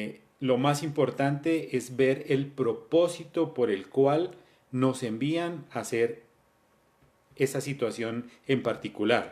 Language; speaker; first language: Spanish; native; Spanish